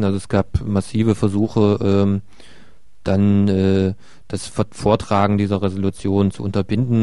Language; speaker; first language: German; native; German